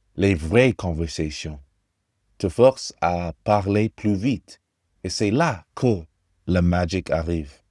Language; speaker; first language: French; non-native, fluent; English